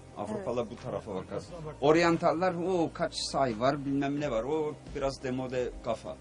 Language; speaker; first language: Turkish; early bilingual, heritage; Turkish